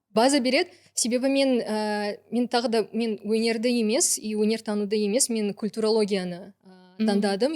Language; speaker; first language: Kazakh; non-native, local second language; Russian